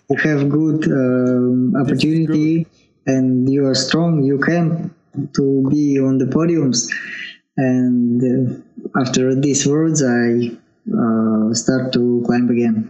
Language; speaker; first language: English; non-native, learner; Russian